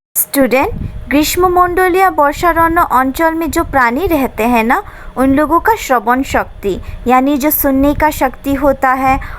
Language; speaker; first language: Hindi; non-native, local second language; Bangla